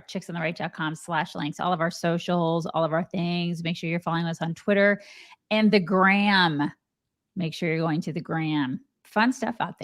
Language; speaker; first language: English; native; English